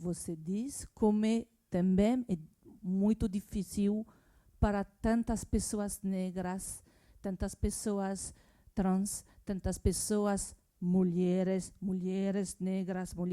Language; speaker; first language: Portuguese; non-native, learner; French